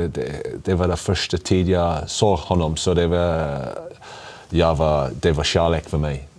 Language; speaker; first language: Swedish; non-native, learner; English